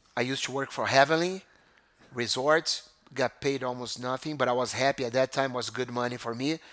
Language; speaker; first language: English; non-native, fluent; Portuguese